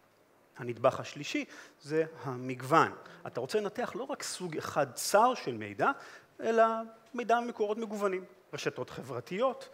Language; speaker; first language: Hebrew; native; Hebrew